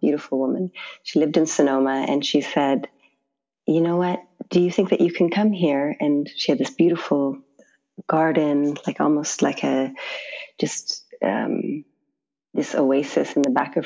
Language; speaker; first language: English; native; English